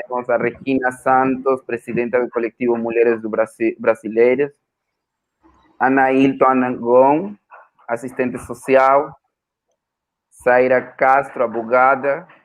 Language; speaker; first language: Portuguese; non-native, fluent; Spanish